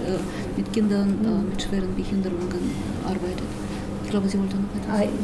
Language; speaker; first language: German; non-native, fluent; Russian